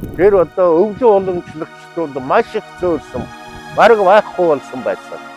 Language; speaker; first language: Mongolian; native; Mongolian